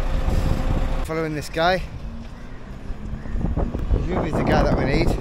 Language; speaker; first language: English; native; English